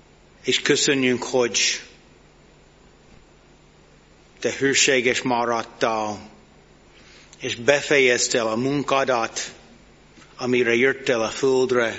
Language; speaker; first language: Hungarian; non-native, learner; English